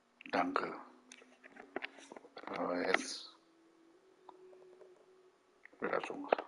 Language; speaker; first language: German; non-native, learner; Vietnamese